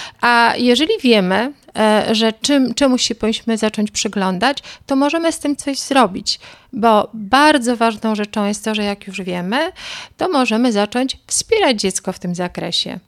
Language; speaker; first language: Polish; native; Polish